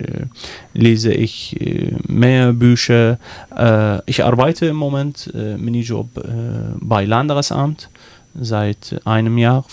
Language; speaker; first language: German; non-native, learner; Arabic